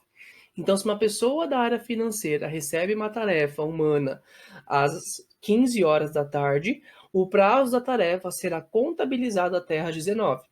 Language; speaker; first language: Portuguese; native; Portuguese